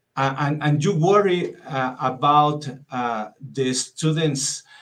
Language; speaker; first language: English; non-native, fluent; Spanish